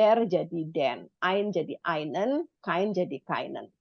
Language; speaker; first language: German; non-native, fluent; Indonesian